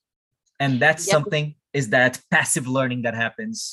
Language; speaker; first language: English; non-native, fluent; Portuguese